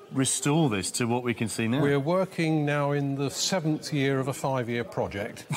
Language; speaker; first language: English; native; English